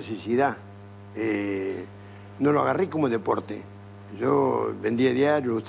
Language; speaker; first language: Spanish; native; Spanish